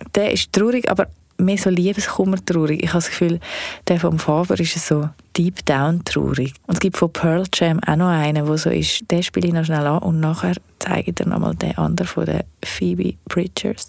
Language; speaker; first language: German; native; German